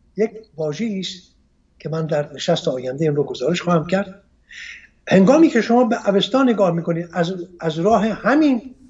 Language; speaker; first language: Persian; non-native, local second language; Armenian